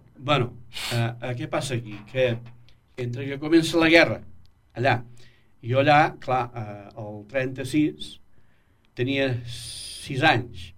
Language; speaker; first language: Catalan; native; Catalan